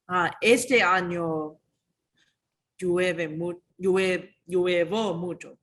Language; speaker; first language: Spanish; non-native, learner; English